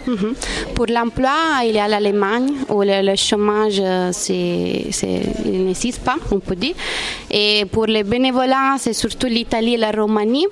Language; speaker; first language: French; non-native, fluent; Italian